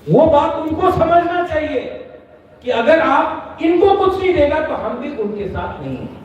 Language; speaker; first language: Hindi; non-native, local second language; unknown